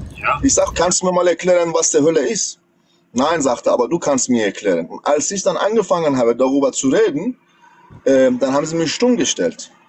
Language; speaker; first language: German; non-native, fluent; Persian